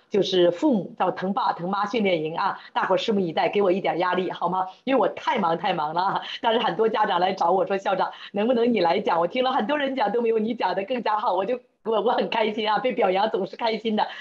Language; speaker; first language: Chinese; native; Chinese